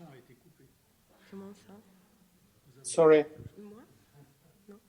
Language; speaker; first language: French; non-native, fluent; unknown